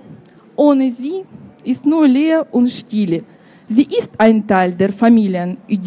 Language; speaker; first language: German; non-native, fluent; Russian